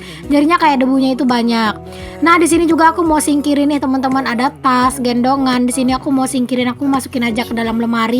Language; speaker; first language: Indonesian; native; Indonesian